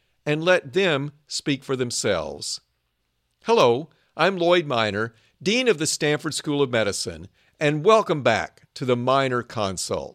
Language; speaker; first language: English; native; English